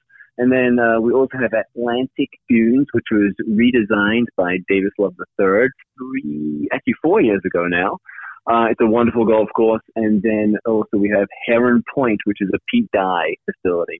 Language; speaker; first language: English; native; English